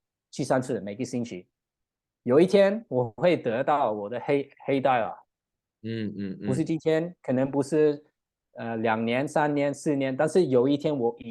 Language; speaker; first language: Chinese; non-native, learner; English